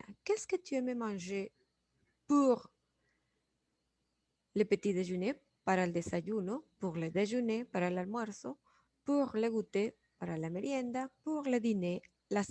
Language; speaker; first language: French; non-native, fluent; Spanish